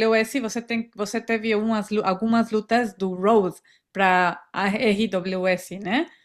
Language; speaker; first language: Portuguese; non-native, fluent; Spanish